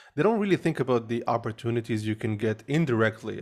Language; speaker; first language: English; early bilingual, other home language; Arabic